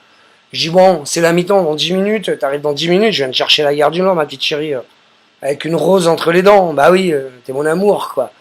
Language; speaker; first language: French; native; French